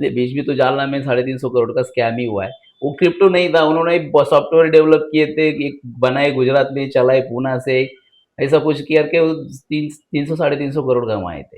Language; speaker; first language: Hindi; non-native, local second language; Marathi